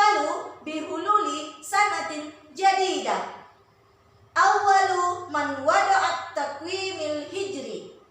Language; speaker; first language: Arabic; non-native, learner; Indonesian